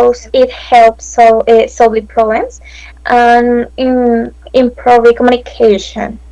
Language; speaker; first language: English; non-native, learner; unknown